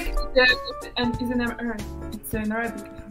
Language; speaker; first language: English; non-native, fluent; French